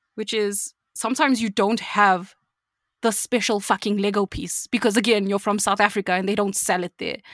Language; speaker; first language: English; native; English